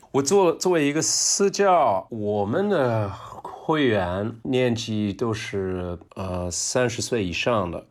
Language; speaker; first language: Chinese; non-native, fluent; English